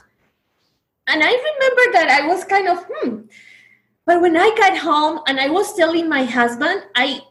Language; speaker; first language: English; non-native, fluent; Spanish